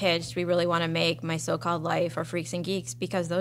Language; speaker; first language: English; native; English